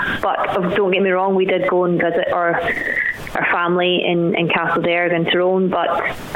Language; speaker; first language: English; native; English